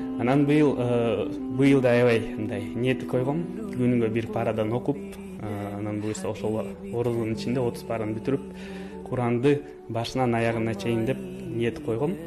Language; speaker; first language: Kyrgyz; non-native, local second language; Russian